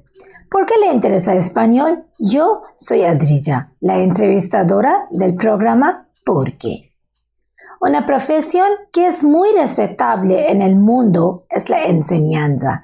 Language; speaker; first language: Spanish; non-native, learner; Bangla